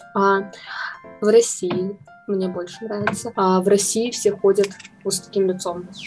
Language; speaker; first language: Russian; native; Russian